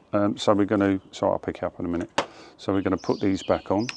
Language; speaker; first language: English; native; English